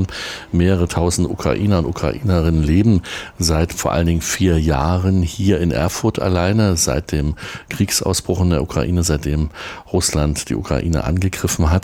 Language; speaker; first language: German; native; German